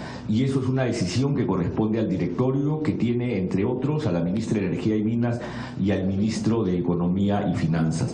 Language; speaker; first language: Spanish; native; Spanish